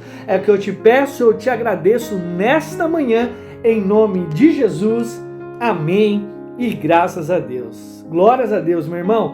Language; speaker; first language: Portuguese; native; Portuguese